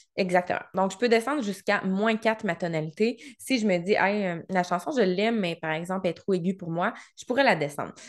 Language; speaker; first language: French; native; French